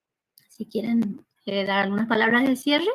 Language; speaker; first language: Spanish; native; Spanish